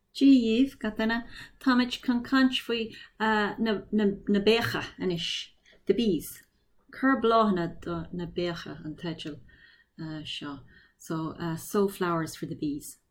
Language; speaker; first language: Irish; non-native, local second language; English